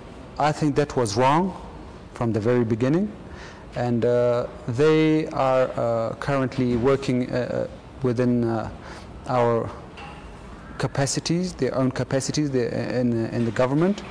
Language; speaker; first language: English; non-native, fluent; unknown